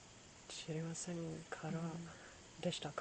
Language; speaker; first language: Japanese; non-native, learner; English